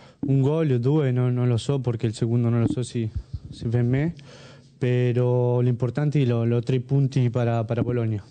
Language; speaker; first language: Italian; non-native, learner; Spanish